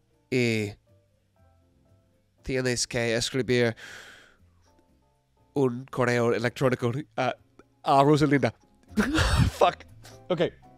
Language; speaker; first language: Spanish; non-native, learner; English